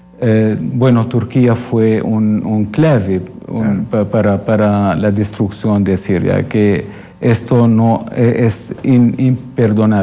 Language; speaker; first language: Spanish; non-native, fluent; Arabic